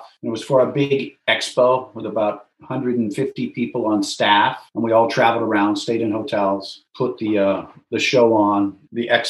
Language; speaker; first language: English; native; English